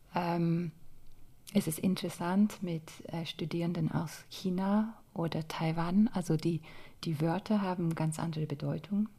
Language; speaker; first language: German; non-native, fluent; English